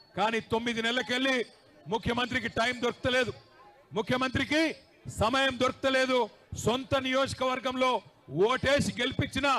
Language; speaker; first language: Telugu; native; Telugu